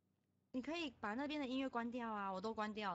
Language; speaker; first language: Chinese; native; Chinese